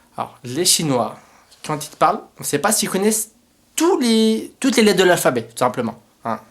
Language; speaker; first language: French; native; French